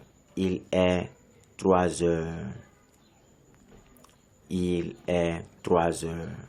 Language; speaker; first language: French; non-native, fluent; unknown